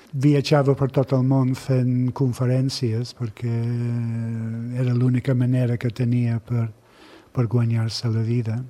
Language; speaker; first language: Catalan; non-native, fluent; English